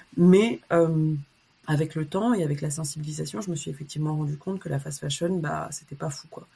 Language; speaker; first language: French; early bilingual, other home language; Chinese